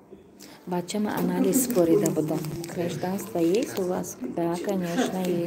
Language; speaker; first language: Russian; non-native, fluent; Tajik